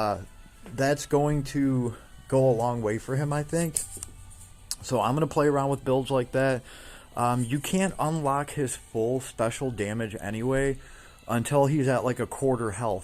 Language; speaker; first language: English; native; English